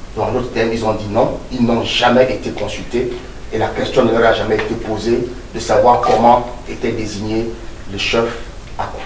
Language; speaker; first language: French; non-native, local second language; Duala